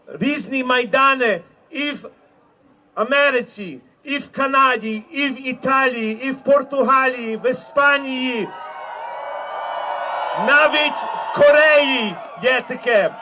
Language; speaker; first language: Ukrainian; early bilingual, heritage; Ukrainian